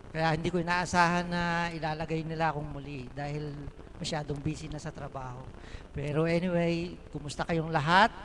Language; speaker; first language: Filipino; native; Filipino